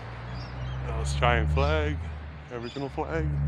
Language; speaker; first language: English; native; English